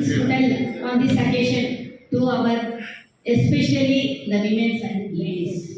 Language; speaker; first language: English; non-native, local second language; Telugu